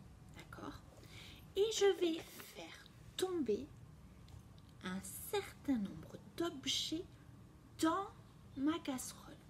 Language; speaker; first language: French; native; French